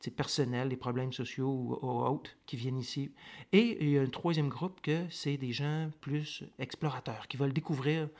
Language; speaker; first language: French; native; French